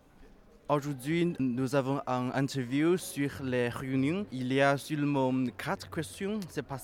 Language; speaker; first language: French; non-native, learner; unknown